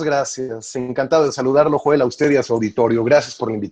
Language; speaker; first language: Spanish; native; Spanish